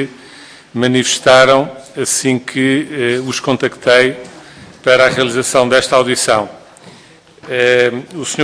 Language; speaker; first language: Portuguese; native; Portuguese